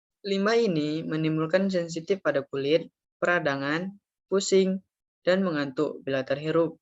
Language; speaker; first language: Indonesian; native; Indonesian